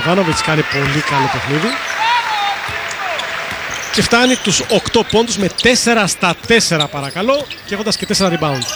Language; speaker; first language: Greek; native; Greek